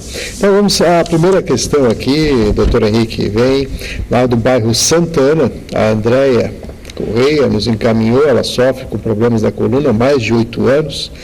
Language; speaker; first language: Portuguese; native; Portuguese